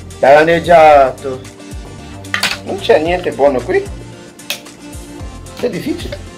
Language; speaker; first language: Italian; non-native, learner; Portuguese